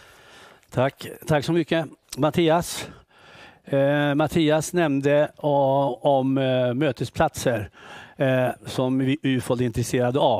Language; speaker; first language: Swedish; native; Swedish